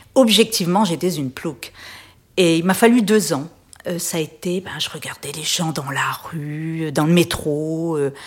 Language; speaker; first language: French; native; French